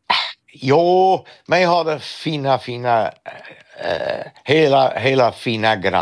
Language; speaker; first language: Swedish; non-native, fluent; Dutch